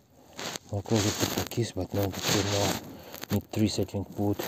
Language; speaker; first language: English; non-native, learner; Russian